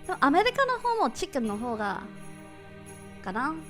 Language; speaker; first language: Japanese; non-native, learner; English